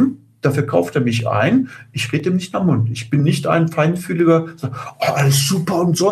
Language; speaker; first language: German; native; German